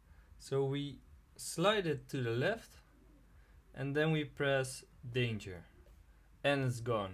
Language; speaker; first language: English; non-native, fluent; Dutch